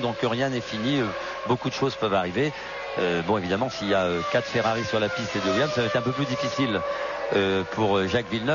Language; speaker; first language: French; native; French